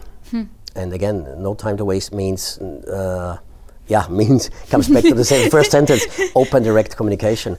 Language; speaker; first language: English; non-native, fluent; German